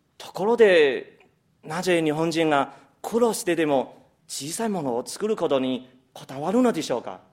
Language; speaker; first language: Japanese; non-native, fluent; Chinese